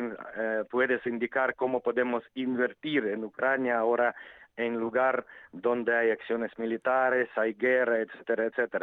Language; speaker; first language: Spanish; non-native, fluent; Ukrainian